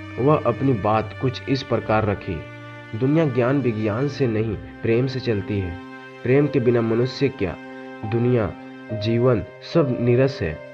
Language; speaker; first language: Hindi; native; Hindi